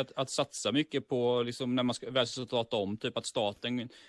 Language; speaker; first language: Swedish; native; Swedish